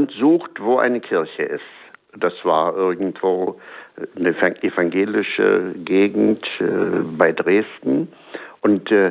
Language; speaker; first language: German; native; German